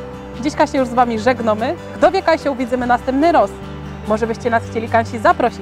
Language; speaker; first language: Polish; native; Polish